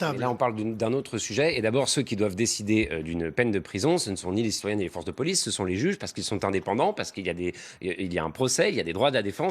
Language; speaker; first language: French; native; French